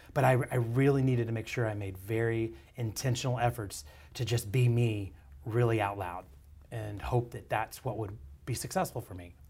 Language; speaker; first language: English; native; English